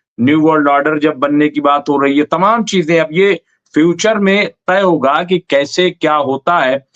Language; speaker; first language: Hindi; native; Hindi